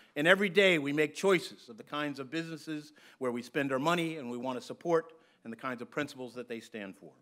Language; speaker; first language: English; native; English